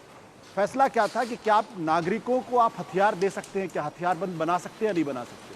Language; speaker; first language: Hindi; native; Hindi